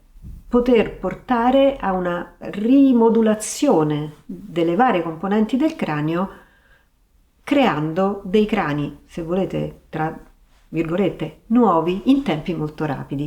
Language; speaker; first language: Italian; native; Italian